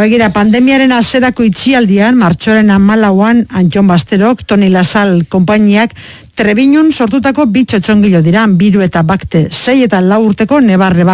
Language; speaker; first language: Basque; native; Basque